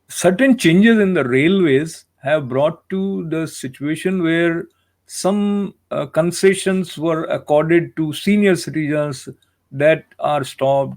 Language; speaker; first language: English; non-native, local second language; Hindi